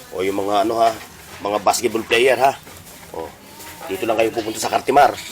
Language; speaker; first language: Filipino; non-native, local second language; Waray